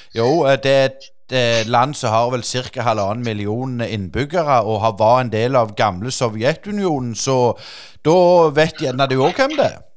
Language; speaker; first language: Norwegian; native; Norwegian